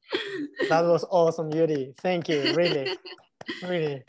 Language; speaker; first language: English; non-native, fluent; Spanish